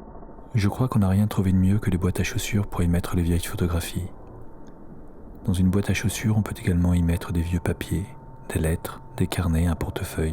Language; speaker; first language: French; native; French